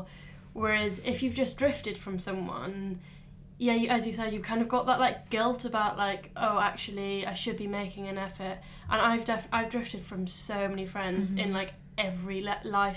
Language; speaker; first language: English; native; English